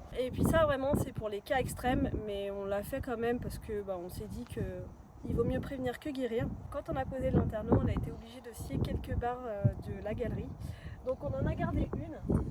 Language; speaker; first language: French; native; French